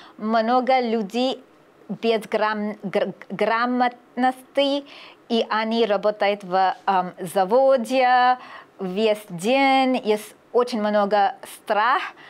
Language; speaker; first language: Russian; non-native, learner; English